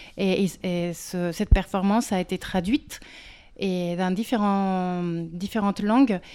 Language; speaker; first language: French; non-native, fluent; Spanish